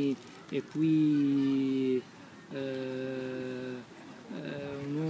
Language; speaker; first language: French; non-native, fluent; Italian